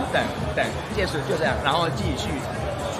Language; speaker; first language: Chinese; non-native, fluent; Turkish